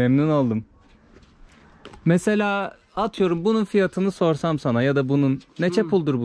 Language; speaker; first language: Turkish; native; Turkish